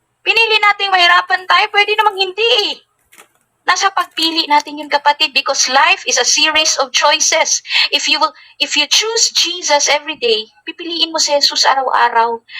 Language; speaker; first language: Filipino; native; Filipino